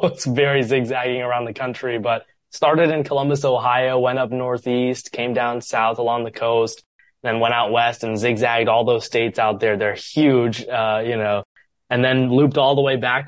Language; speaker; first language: English; native; English